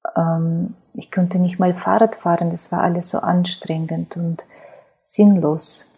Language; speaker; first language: German; non-native, fluent; Ukrainian